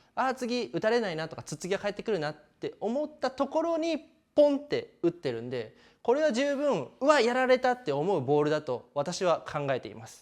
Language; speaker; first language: Japanese; native; Japanese